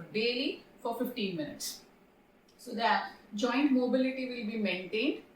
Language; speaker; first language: English; non-native, local second language; Marathi